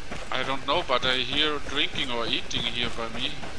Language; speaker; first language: English; non-native, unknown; German